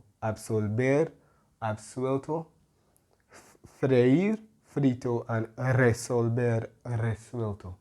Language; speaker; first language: Spanish; non-native, fluent; English